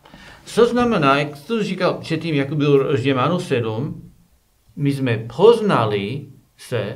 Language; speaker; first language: Czech; non-native, learner; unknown